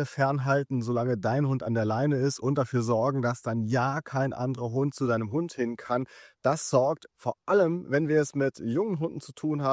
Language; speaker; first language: German; native; German